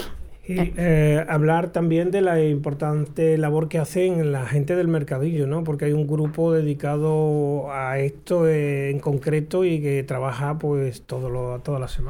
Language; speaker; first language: Spanish; native; Spanish